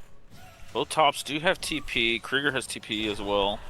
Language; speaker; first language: English; native; English